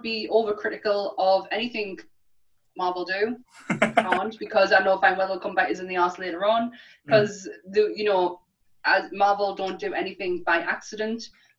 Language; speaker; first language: English; native; English